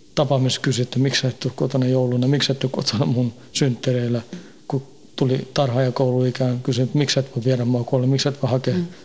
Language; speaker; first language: Finnish; early bilingual, heritage; Finnish